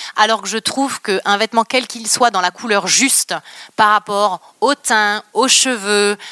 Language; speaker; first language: French; native; French